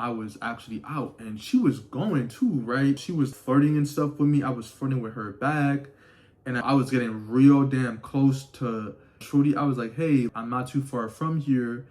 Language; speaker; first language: English; native; English